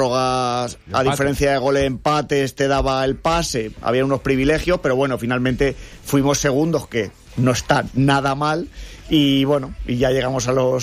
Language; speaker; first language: Spanish; native; Spanish